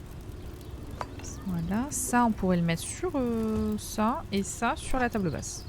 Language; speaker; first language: French; native; French